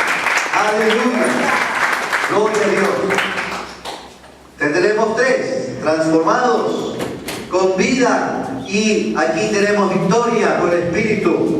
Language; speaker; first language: Spanish; native; Spanish